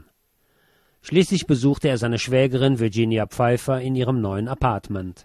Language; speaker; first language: German; native; German